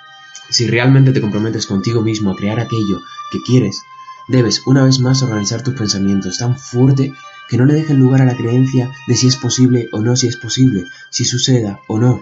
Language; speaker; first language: Spanish; native; Spanish